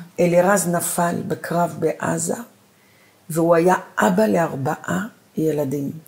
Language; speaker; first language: Hebrew; early bilingual, other home language; Arabic